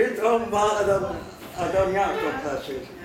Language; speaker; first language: Hebrew; non-native, fluent; Arabic